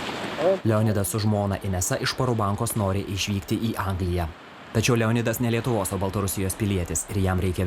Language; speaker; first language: Lithuanian; native; Lithuanian